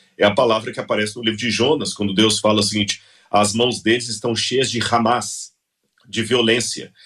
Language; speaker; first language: Portuguese; native; Portuguese